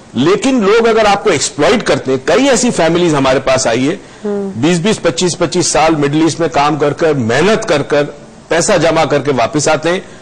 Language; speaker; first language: Urdu; native; Urdu